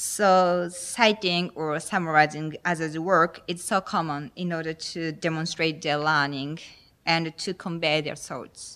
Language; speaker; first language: English; non-native, fluent; Japanese